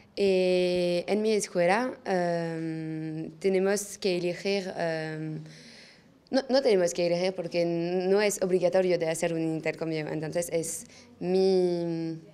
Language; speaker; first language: Spanish; non-native, learner; French